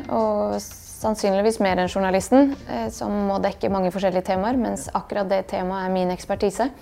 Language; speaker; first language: Norwegian; early bilingual, other home language; Bosnian